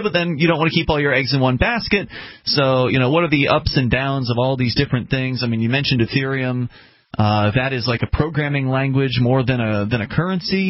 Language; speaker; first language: English; native; English